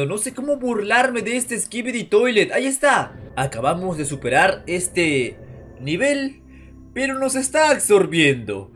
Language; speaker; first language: Spanish; native; Spanish